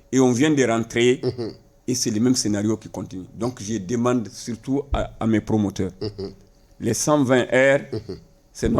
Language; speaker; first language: French; non-native, local second language; Bambara